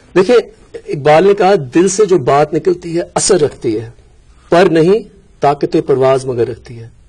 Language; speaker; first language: Urdu; native; Urdu